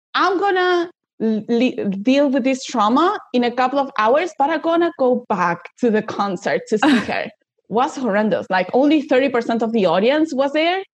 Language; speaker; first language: English; non-native, fluent; Spanish